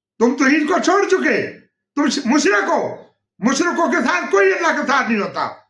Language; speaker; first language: Urdu; non-native, local second language; Punjabi